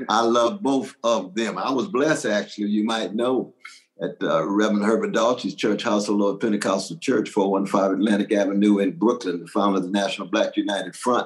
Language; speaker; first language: English; native; English